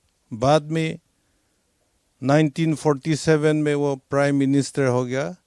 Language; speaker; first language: Hindi; non-native, local second language; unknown